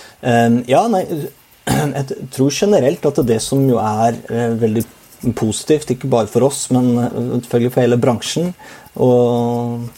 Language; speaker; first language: Norwegian; native; Norwegian